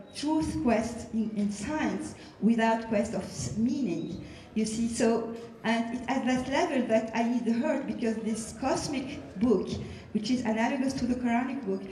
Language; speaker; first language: English; non-native, fluent; French